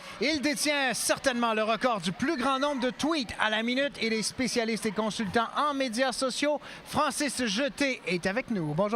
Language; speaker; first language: French; native; French